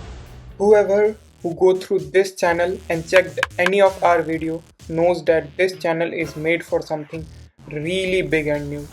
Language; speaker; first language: English; non-native, local second language; Hindi